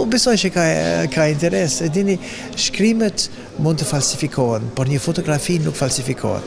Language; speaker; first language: Albanian; non-native, fluent; English